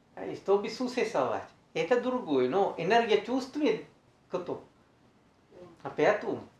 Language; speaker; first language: Russian; non-native, learner; Sinhala